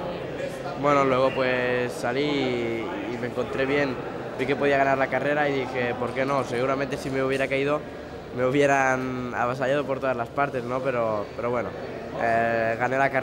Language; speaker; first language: Spanish; native; Spanish